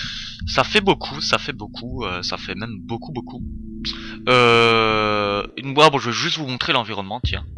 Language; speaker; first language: French; native; French